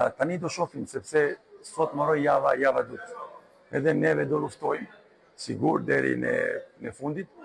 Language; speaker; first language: Albanian; non-native, learner; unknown